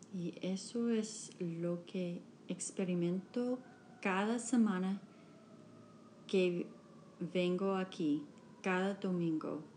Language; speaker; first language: Spanish; non-native, learner; English